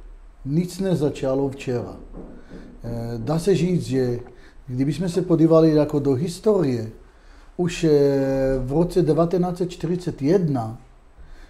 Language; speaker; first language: Czech; non-native, fluent; Hebrew